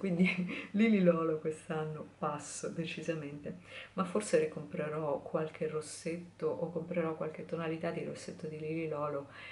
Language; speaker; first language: Italian; native; Italian